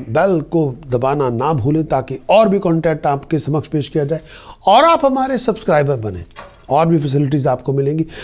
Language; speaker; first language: Hindi; native; Hindi